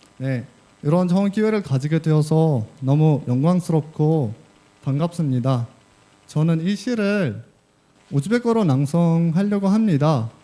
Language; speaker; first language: Korean; non-native, fluent; Uzbek